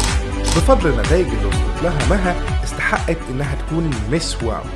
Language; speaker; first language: Arabic; native; Arabic